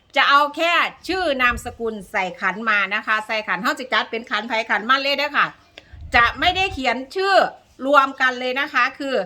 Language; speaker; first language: Thai; native; Thai